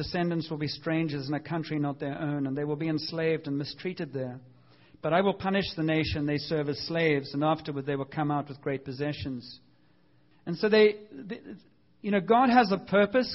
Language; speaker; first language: English; native; English